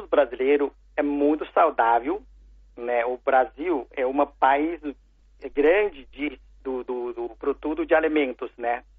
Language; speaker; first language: Portuguese; non-native, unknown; Chinese